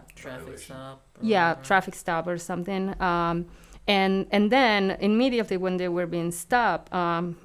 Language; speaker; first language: English; non-native, fluent; Spanish